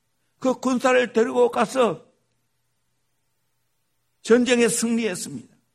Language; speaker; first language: Korean; native; Korean